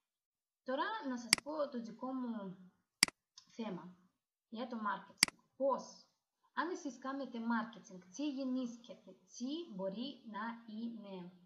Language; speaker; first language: Greek; non-native, learner; Russian